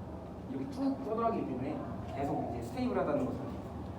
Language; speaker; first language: Korean; native; Korean